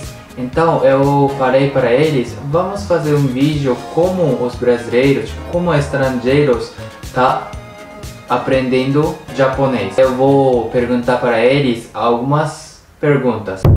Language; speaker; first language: Portuguese; non-native, learner; Japanese